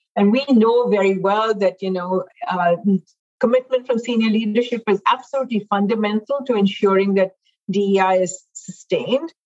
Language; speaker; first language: English; non-native, local second language; Hindi